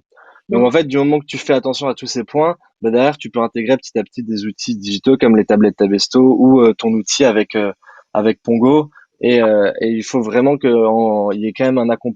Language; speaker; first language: French; native; French